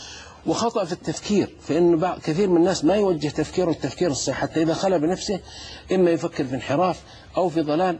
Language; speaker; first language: Arabic; native; Arabic